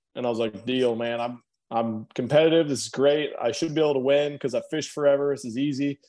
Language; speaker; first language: English; native; English